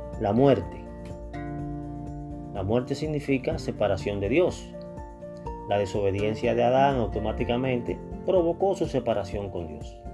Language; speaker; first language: Spanish; native; Spanish